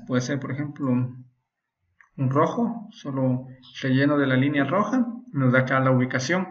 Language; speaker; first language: Spanish; native; Spanish